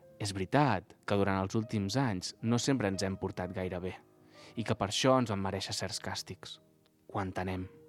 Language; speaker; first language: Catalan; native; Catalan